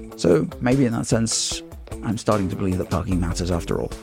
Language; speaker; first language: English; native; English